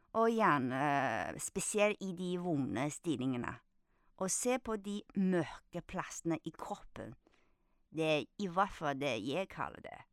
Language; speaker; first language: Norwegian; non-native, fluent; Chinese